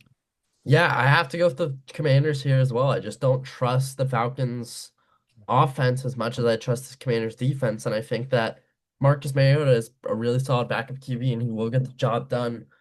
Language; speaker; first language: English; native; English